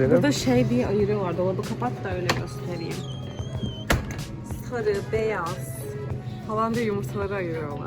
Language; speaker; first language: Turkish; native; Turkish